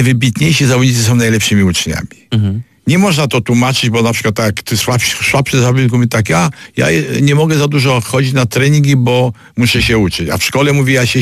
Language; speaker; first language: Polish; native; Polish